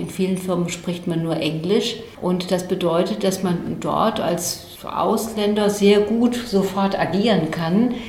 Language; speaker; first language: German; native; German